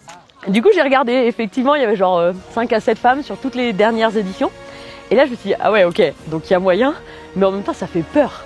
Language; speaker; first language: French; native; French